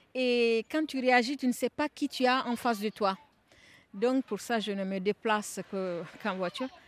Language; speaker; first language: French; non-native, local second language; Bambara